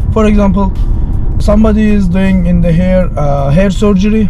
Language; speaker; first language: English; non-native, learner; Turkish